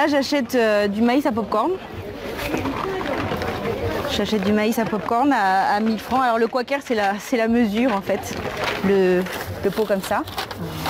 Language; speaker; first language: French; native; French